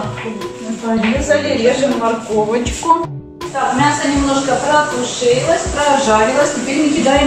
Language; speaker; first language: Russian; native; Russian